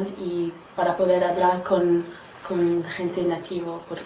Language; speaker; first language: Spanish; non-native, learner; English